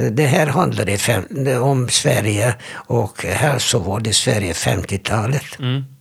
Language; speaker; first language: Swedish; non-native, fluent; Hebrew